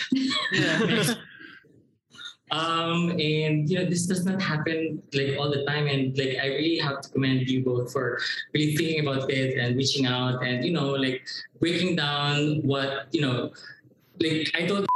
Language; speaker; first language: English; non-native, local second language; Cebuano